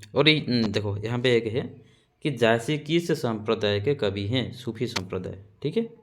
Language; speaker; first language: Hindi; non-native, local second language; Odia